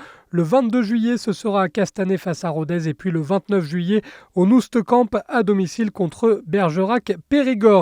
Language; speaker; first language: French; native; French